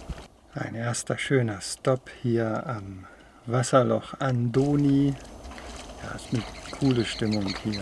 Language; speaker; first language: German; native; German